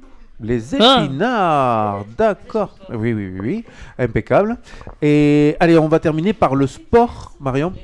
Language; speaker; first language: French; native; French